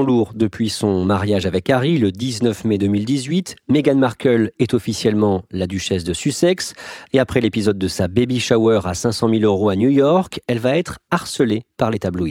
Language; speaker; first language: French; native; French